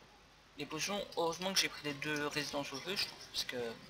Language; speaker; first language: French; native; French